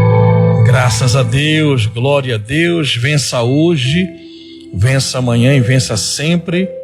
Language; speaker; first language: Portuguese; native; Portuguese